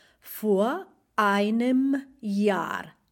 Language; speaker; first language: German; non-native, fluent; Spanish